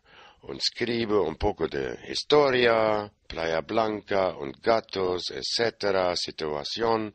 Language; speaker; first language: Spanish; non-native, learner; German